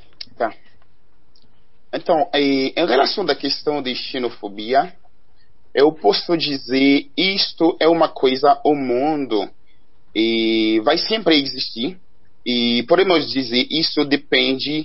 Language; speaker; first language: Portuguese; non-native, learner; Haitian Creole